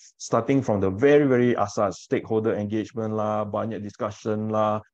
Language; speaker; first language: English; non-native, local second language; Min Nan Chinese